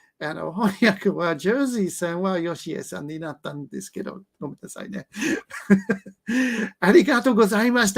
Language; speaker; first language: Japanese; non-native, learner; English